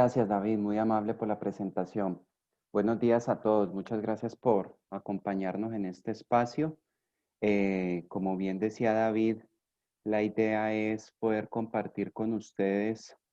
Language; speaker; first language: Spanish; native; Spanish